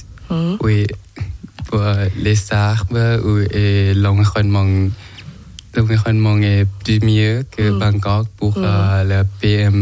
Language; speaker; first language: French; non-native, learner; Thai